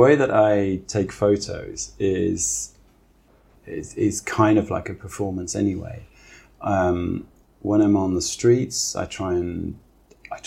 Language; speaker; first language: English; native; English